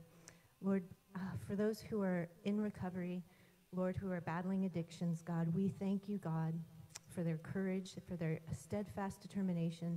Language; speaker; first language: English; native; English